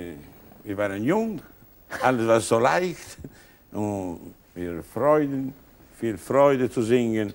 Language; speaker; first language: German; non-native, learner; Italian